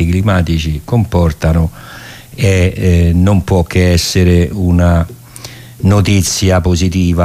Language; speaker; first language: Italian; native; Italian